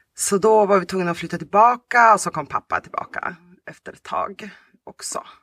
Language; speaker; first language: Swedish; early bilingual, other home language; Russian